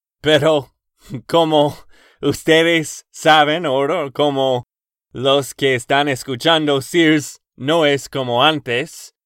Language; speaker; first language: Spanish; non-native, learner; English